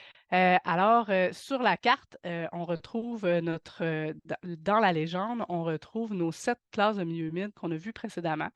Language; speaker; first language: French; native; French